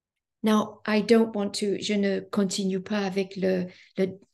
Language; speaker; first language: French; non-native, fluent; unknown